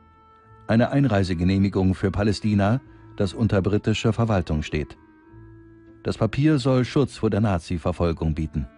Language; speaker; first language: German; native; German